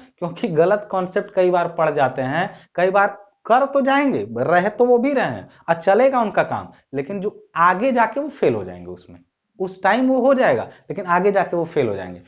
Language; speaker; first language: Hindi; native; Hindi